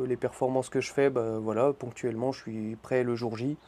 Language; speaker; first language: French; native; French